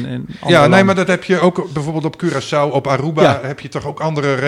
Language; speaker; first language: Dutch; native; Dutch